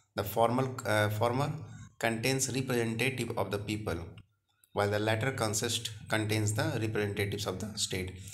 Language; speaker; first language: Hindi; native; Hindi